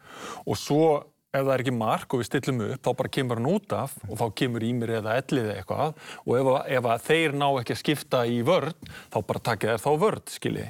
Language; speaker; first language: Icelandic; native; Icelandic